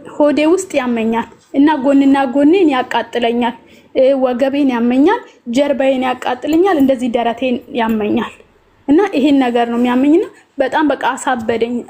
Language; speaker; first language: Amharic; native; Amharic